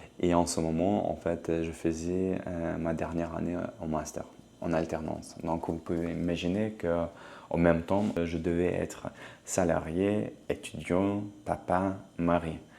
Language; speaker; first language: French; non-native, fluent; Ukrainian